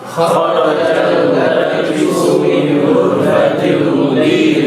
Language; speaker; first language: Arabic; non-native, learner; Indonesian